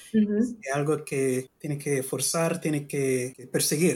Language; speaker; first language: Spanish; non-native, learner; English